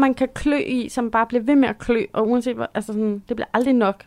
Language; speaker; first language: Danish; native; Danish